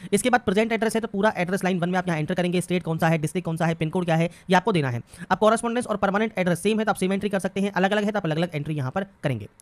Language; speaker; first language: Hindi; native; Hindi